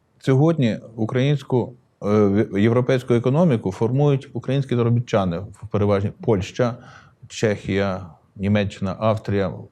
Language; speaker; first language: Ukrainian; native; Ukrainian